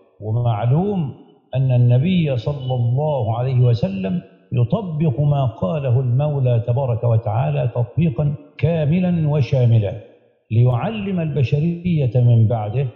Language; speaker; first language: Arabic; native; Arabic